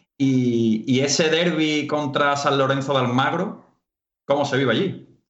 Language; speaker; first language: Spanish; native; Spanish